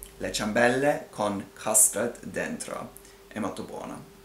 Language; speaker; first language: Italian; non-native, fluent; English